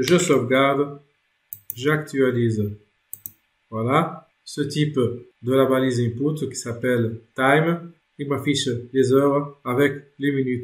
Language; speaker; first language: French; non-native, local second language; Arabic